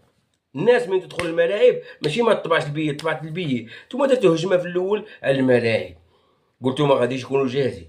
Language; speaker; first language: Arabic; native; Arabic